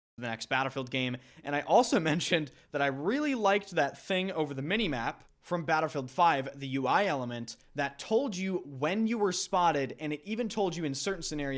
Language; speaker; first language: English; native; English